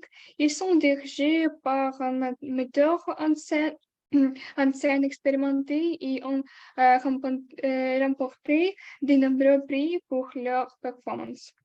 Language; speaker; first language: French; non-native, learner; Ukrainian